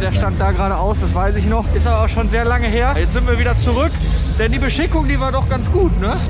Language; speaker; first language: German; native; German